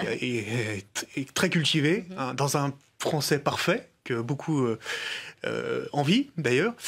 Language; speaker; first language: French; native; French